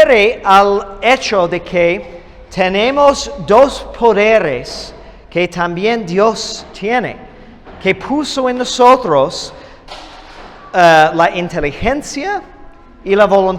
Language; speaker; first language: Spanish; non-native, fluent; English